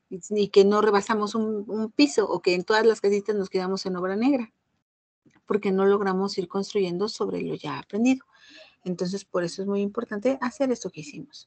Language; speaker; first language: Spanish; native; Spanish